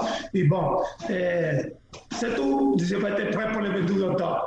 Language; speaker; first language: French; non-native, fluent; Spanish